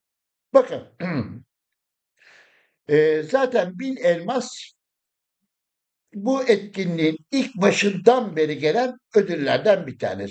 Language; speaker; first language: Turkish; native; Turkish